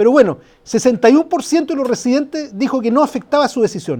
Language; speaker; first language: Spanish; native; Spanish